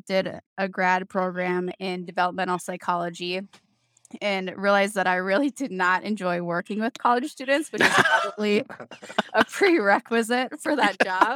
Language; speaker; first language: English; native; English